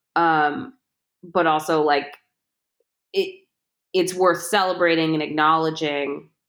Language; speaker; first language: English; native; English